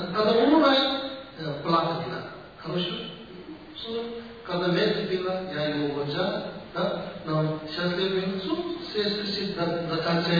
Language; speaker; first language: Russian; non-native, learner; Tibetan